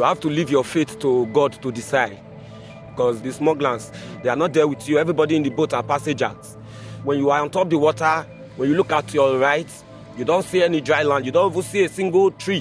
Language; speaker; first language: English; non-native, local second language; Bini